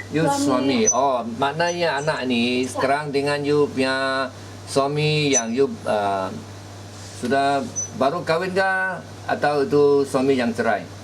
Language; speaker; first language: Malay; native; Malay